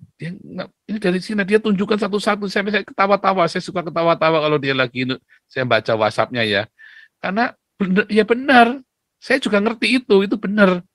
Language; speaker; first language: Indonesian; native; Indonesian